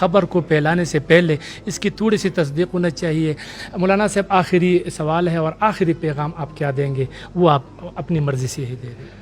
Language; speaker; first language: Urdu; non-native, local second language; Pashto